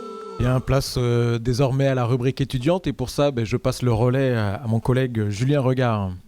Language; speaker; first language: French; native; French